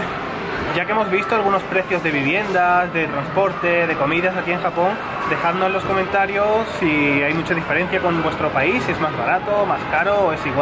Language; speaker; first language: Spanish; native; Spanish